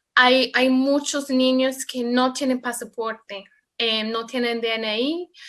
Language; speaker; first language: Spanish; non-native, fluent; English